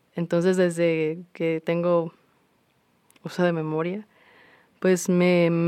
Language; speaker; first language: Spanish; native; Spanish